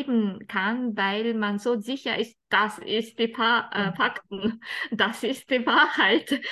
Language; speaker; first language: German; non-native, fluent; Japanese